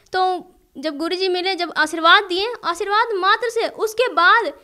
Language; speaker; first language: Hindi; native; Hindi